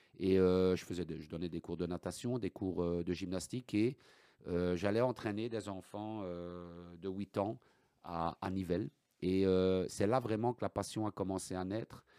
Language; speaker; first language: French; early bilingual, other home language; Italian